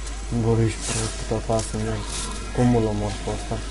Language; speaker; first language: Romanian; native; Romanian